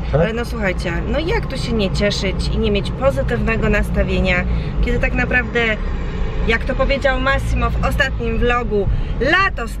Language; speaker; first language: Polish; native; Polish